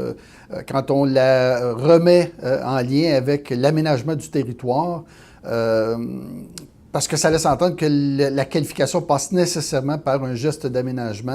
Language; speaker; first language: French; native; French